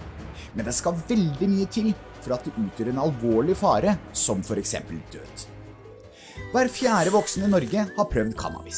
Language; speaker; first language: Norwegian; native; Norwegian